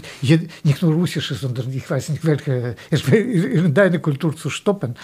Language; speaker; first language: German; non-native, fluent; Russian